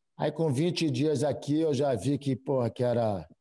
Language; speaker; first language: Portuguese; native; Portuguese